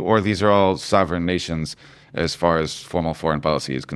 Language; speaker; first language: English; native; English